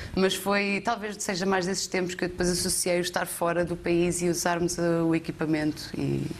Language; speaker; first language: Portuguese; native; Portuguese